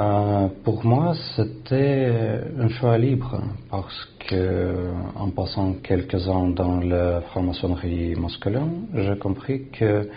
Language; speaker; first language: French; non-native, fluent; Russian